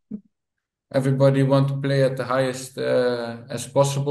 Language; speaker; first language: English; non-native, fluent; Dutch